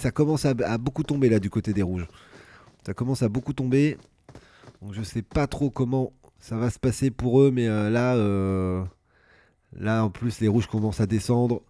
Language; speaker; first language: French; native; French